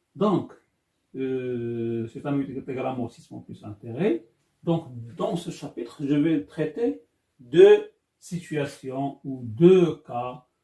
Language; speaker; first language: French; non-native, local second language; Arabic